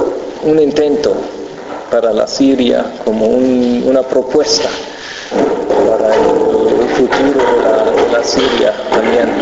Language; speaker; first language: Spanish; non-native, fluent; German